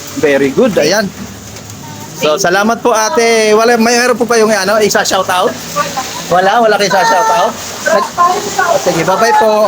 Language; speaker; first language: Filipino; native; Filipino